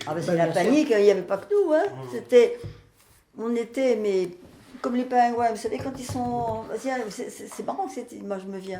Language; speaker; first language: French; native; French